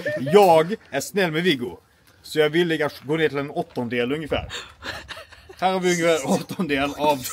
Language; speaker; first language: Swedish; native; Swedish